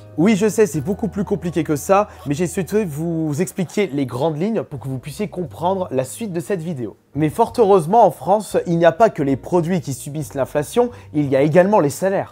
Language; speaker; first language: French; native; French